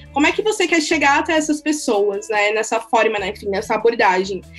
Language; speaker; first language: Portuguese; native; Portuguese